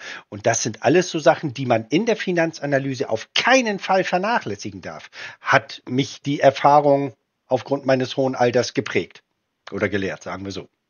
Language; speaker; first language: German; native; German